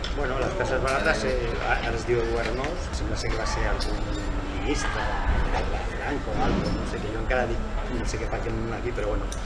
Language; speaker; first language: Catalan; non-native, local second language; Spanish